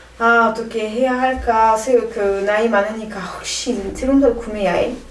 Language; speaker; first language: Korean; non-native, learner; French